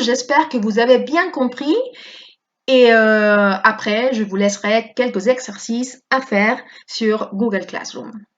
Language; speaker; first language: French; non-native, fluent; Spanish